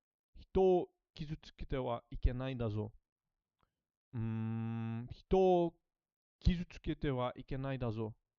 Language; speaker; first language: Japanese; non-native, learner; English